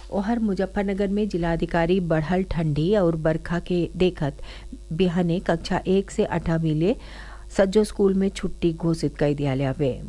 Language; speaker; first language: Bhojpuri; native; Bhojpuri